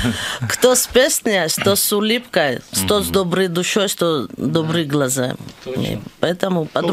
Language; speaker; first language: Russian; non-native, fluent; Georgian